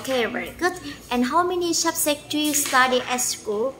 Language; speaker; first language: English; non-native, fluent; Vietnamese